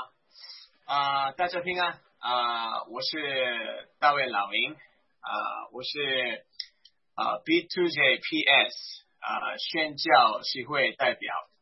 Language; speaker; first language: Chinese; non-native, fluent; Korean